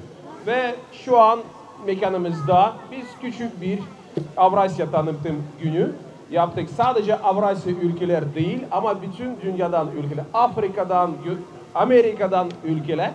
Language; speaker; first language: Turkish; non-native, fluent; Russian